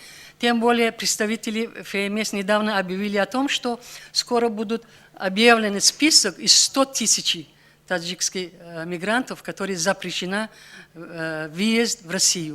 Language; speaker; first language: Russian; non-native, local second language; Tajik